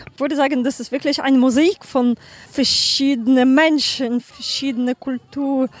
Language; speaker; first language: German; non-native, learner; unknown